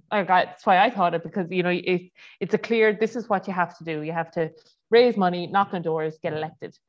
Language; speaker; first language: English; native; English